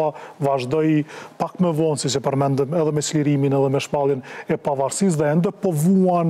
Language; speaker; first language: Albanian; native; Albanian